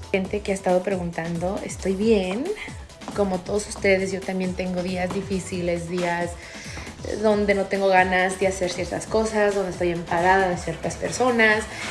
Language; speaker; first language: Spanish; early bilingual, other home language; English